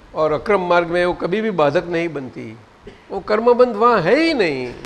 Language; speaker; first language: Hindi; non-native, local second language; Gujarati